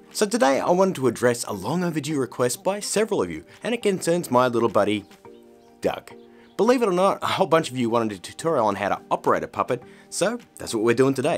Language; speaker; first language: English; native; English